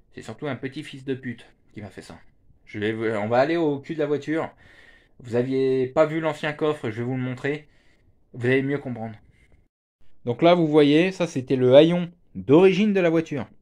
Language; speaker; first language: French; native; French